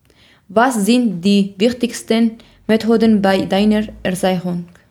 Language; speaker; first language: German; non-native, learner; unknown